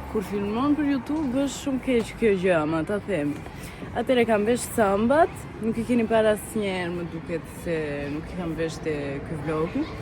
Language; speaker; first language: Albanian; early bilingual, heritage; Albanian